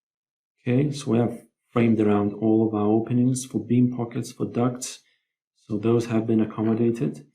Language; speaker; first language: English; non-native, fluent; Lithuanian